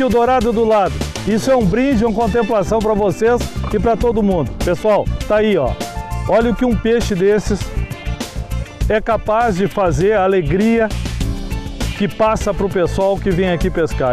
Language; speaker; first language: Portuguese; native; Portuguese